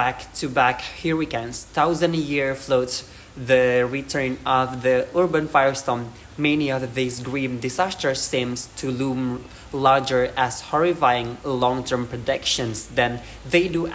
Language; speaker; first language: English; non-native, learner; Indonesian